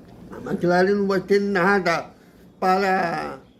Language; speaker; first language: Portuguese; native; Portuguese